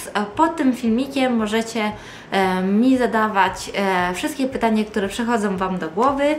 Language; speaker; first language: Polish; non-native, fluent; Italian